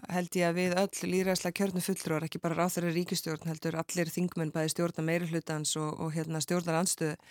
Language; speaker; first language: Icelandic; native; Icelandic